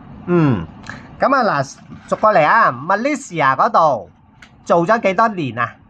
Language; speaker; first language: Cantonese; native; Cantonese